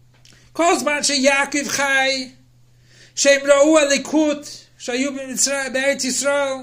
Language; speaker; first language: Hebrew; non-native, fluent; English